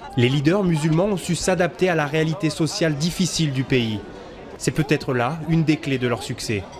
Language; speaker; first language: French; native; French